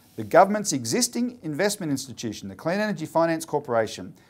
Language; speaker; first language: English; native; English